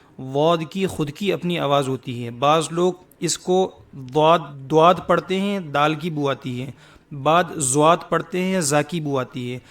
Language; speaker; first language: Urdu; native; Urdu